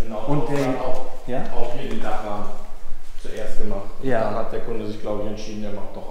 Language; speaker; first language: German; native; German